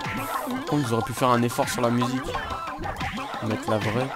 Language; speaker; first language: French; native; French